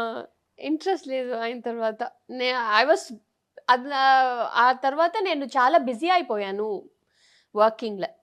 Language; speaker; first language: Telugu; non-native, fluent; Tamil